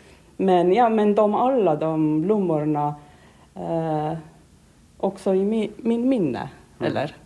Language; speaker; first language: Swedish; non-native, learner; Estonian